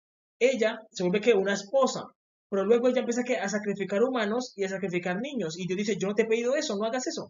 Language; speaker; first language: Spanish; native; Spanish